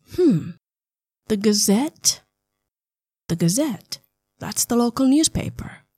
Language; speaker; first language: English; non-native, fluent; Finnish